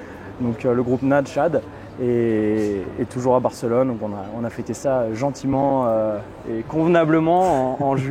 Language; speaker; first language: French; native; French